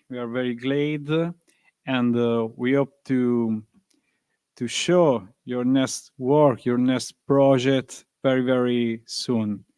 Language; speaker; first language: English; non-native, learner; Italian